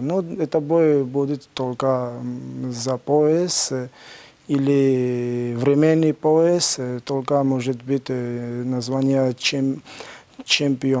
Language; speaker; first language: Russian; non-native, learner; Georgian